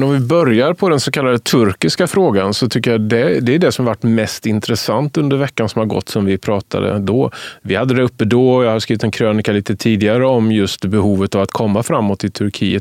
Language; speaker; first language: Swedish; native; Swedish